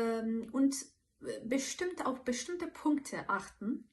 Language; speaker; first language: German; non-native, fluent; Turkish